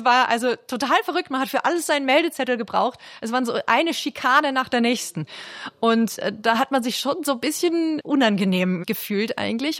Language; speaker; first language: German; native; German